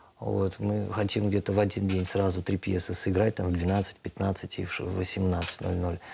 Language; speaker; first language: Russian; non-native, local second language; Tatar